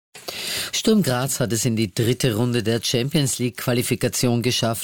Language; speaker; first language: German; native; German